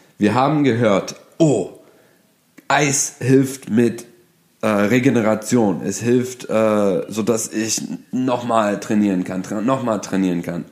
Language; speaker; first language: German; non-native, fluent; English